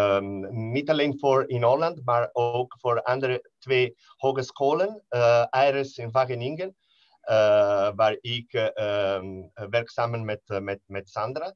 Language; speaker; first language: Dutch; non-native, learner; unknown